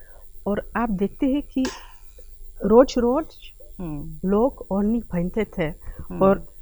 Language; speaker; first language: Hindi; early bilingual, heritage; Dutch